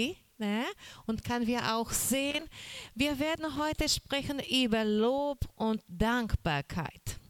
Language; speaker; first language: German; non-native, learner; Portuguese